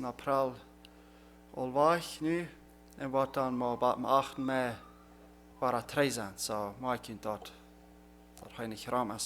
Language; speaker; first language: German; non-native, learner; Plautdietsch